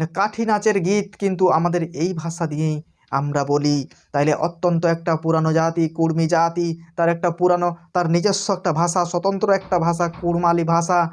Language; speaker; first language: Bangla; non-native, local second language; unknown